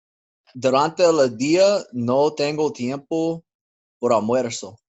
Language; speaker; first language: Spanish; non-native, learner; English